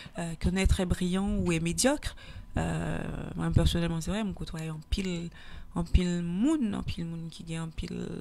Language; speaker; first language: French; native; French